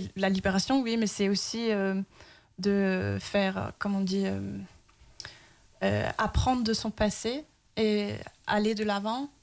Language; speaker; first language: French; early bilingual, heritage; Danish